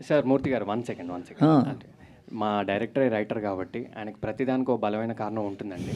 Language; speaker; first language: Telugu; native; Telugu